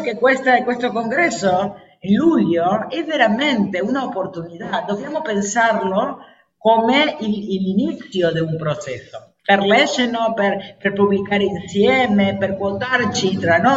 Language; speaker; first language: Italian; non-native, learner; Spanish